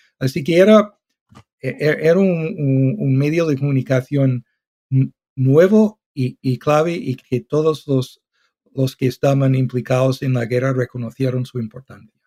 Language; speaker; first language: Spanish; non-native, fluent; English